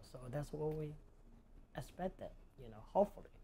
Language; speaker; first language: English; non-native, local second language; Cantonese